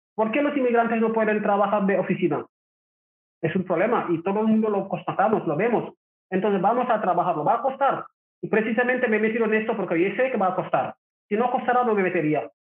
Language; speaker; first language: Spanish; non-native, fluent; Wolof